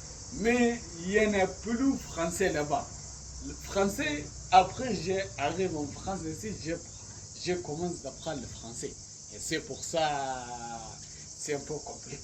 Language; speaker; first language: French; non-native, learner; Arabic